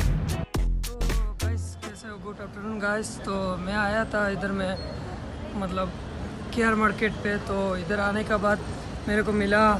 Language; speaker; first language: Hindi; non-native, local second language; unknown